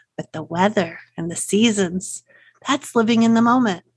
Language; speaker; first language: English; native; English